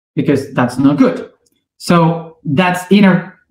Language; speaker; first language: English; non-native, fluent; Spanish